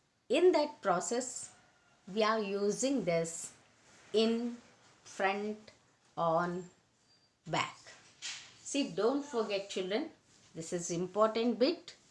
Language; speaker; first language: English; non-native, local second language; Telugu